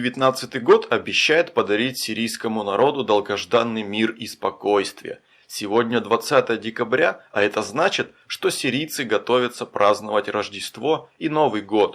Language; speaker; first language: Russian; native; Russian